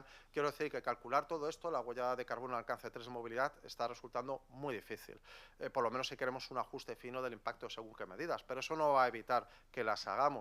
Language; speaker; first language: Spanish; native; Spanish